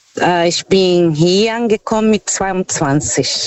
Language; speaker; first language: German; non-native, fluent; Portuguese